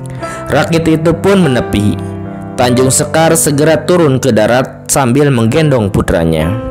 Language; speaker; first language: Indonesian; native; Indonesian